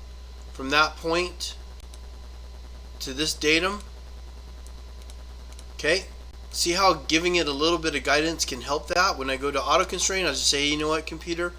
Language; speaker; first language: English; native; English